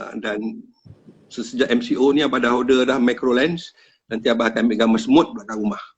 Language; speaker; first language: Malay; native; Malay